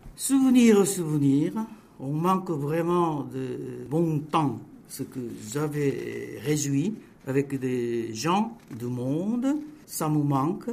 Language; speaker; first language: French; non-native, fluent; Korean